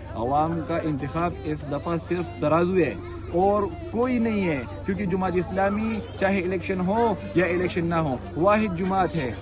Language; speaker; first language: Urdu; non-native, local second language; Pashto